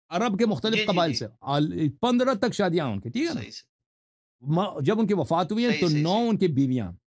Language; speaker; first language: Urdu; non-native, fluent; Persian